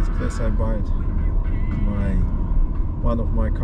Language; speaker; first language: English; non-native, learner; German